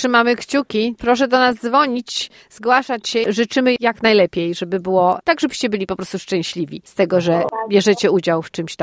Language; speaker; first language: Polish; native; Polish